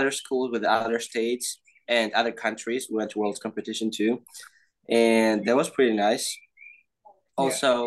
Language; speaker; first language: English; non-native, fluent; Georgian